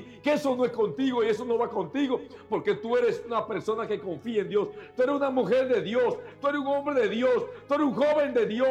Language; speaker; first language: Spanish; native; Spanish